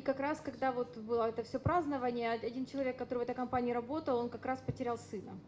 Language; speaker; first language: Russian; native; Russian